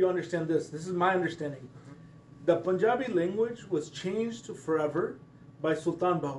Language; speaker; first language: English; native; English